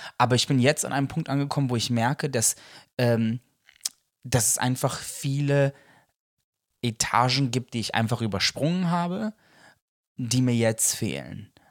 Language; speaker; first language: German; early bilingual, other home language; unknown